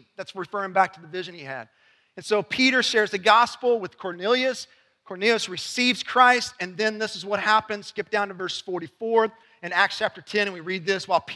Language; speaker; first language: English; native; English